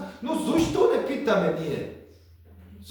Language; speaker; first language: Bulgarian; non-native, learner; Korean